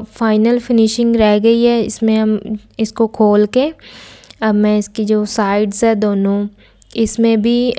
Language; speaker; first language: Hindi; non-native, local second language; Punjabi